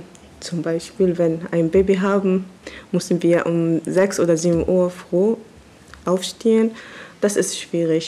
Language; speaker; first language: German; non-native, learner; Arabic